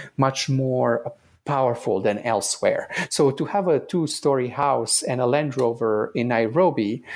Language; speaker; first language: English; non-native, fluent; Romanian